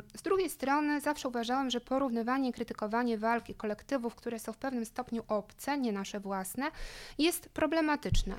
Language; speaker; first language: Polish; native; Polish